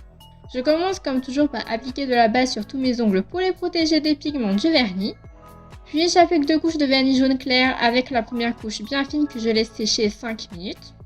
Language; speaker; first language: French; native; French